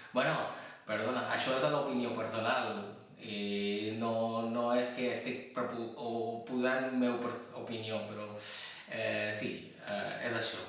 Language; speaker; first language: Catalan; non-native, fluent; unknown